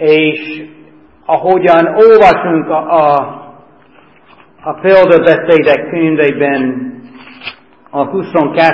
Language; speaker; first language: Hungarian; non-native, fluent; English